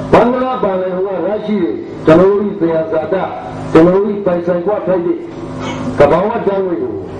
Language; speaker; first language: Burmese; native; Burmese